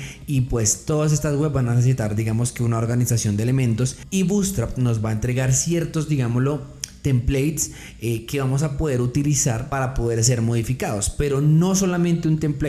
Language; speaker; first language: Spanish; native; Spanish